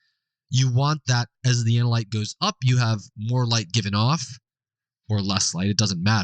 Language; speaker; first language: English; native; English